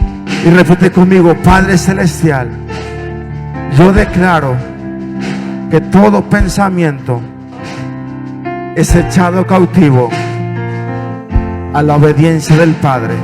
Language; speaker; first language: Spanish; native; Spanish